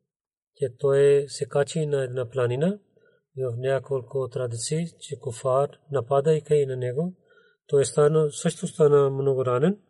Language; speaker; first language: Bulgarian; non-native, learner; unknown